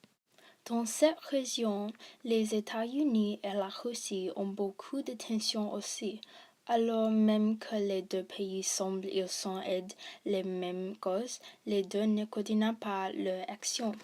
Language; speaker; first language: French; non-native, learner; English